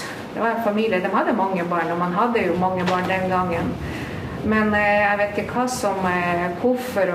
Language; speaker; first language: Norwegian; non-native, fluent; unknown